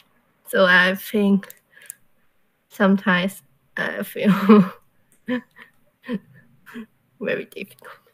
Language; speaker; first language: English; non-native, learner; Chinese